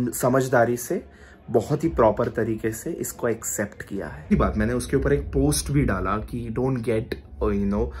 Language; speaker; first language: Hindi; non-native, local second language; Marathi